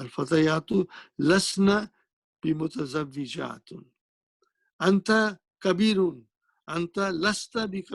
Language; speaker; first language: Arabic; non-native, fluent; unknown